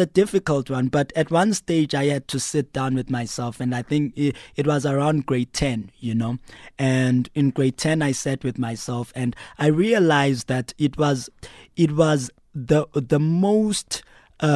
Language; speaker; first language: English; non-native, local second language; Xhosa